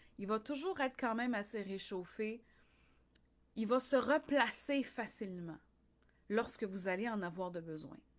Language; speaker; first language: French; native; French